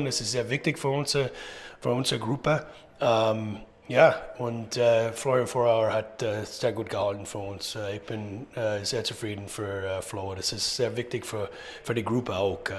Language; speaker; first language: German; non-native, fluent; English